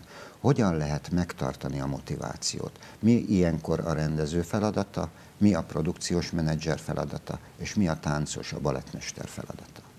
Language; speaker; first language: Hungarian; native; Hungarian